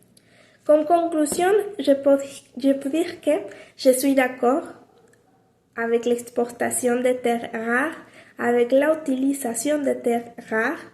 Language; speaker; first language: French; non-native, learner; Spanish